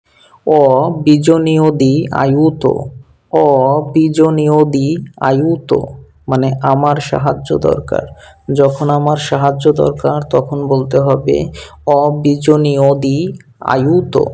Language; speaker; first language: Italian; non-native, learner; Bangla